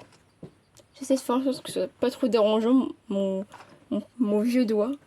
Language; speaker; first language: French; native; French